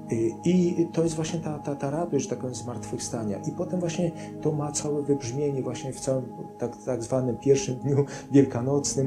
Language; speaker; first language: Polish; native; Polish